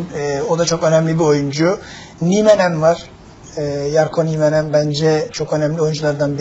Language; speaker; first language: Turkish; native; Turkish